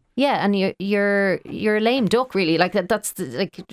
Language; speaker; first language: English; native; English